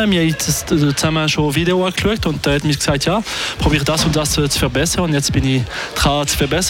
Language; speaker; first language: German; non-native, local second language; French